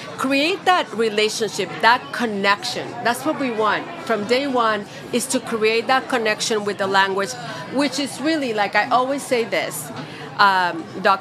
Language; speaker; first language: English; non-native, local second language; Spanish